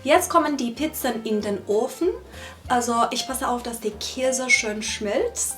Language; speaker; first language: German; non-native, fluent; Persian